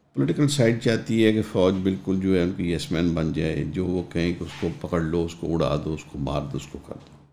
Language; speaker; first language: Urdu; non-native, local second language; Punjabi